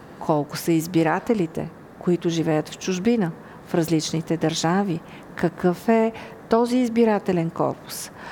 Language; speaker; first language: Bulgarian; native; Bulgarian